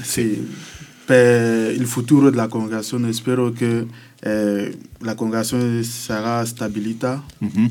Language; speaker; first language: Italian; non-native, learner; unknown